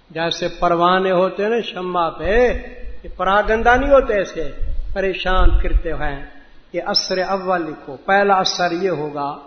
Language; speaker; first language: Urdu; native; Urdu